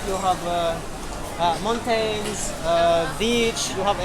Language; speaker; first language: English; non-native, learner; French